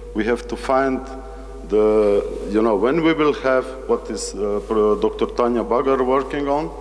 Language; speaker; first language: English; non-native, fluent; Slovenian